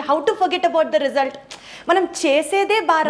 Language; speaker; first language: Telugu; native; Telugu